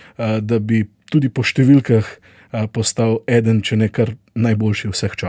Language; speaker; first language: Slovenian; native; Slovenian